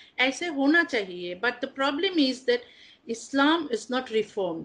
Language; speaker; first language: English; non-native, fluent; Bangla